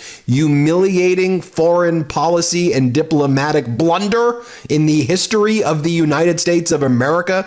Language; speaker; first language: English; native; English